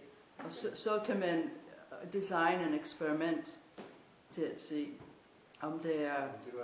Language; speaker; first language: Danish; non-native, fluent; English